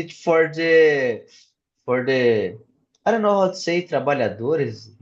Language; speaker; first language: English; non-native, learner; Portuguese